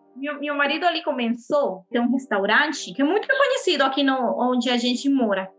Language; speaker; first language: Portuguese; early bilingual, other home language; Spanish